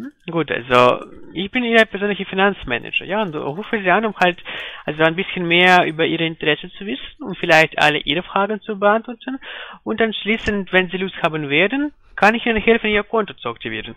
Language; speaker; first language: German; non-native, fluent; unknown